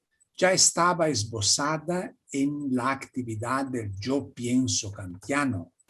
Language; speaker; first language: Spanish; non-native, fluent; Portuguese